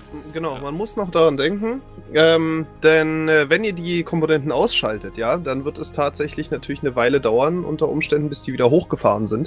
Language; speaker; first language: German; native; German